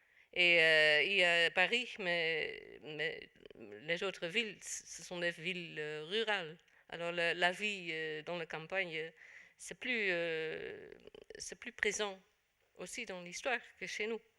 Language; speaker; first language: French; non-native, fluent; Dutch